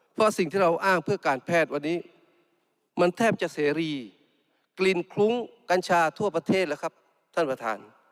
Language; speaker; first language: Thai; non-native, local second language; Malay